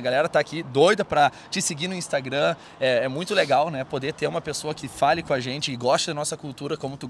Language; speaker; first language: Portuguese; native; Portuguese